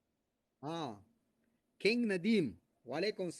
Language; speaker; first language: Hindi; non-native, local second language; Pashto